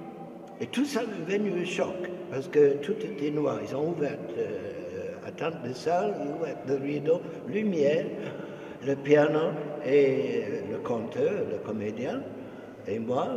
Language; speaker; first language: French; non-native, fluent; English